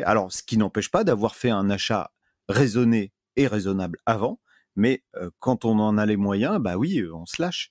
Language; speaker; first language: French; native; French